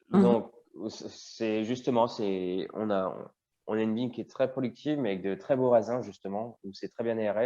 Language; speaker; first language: French; native; French